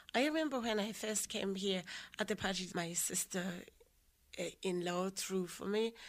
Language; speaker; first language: English; non-native, local second language; Southern Sotho